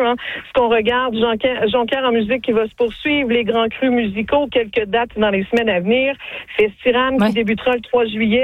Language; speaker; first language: French; native; French